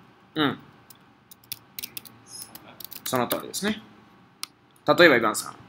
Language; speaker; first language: Japanese; non-native, fluent; Spanish